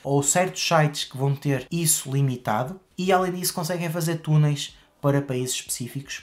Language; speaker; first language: Portuguese; native; Portuguese